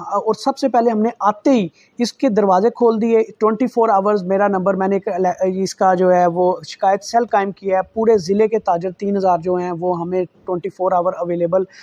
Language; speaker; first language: Urdu; non-native, local second language; Saraiki